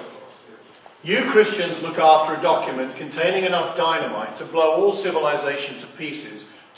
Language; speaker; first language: English; native; English